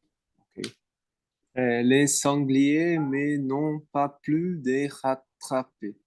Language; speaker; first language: French; non-native, learner; Portuguese